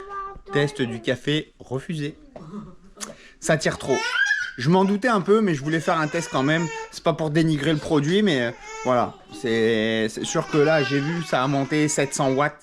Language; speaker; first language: French; native; French